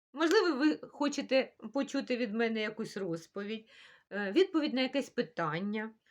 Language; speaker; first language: Ukrainian; non-native, local second language; Russian